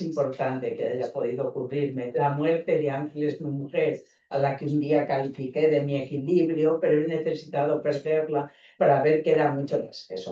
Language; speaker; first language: Spanish; native; Spanish